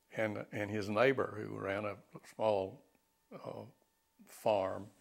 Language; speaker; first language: English; native; English